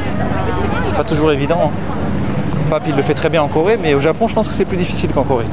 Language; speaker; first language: French; native; French